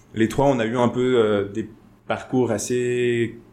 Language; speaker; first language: French; native; French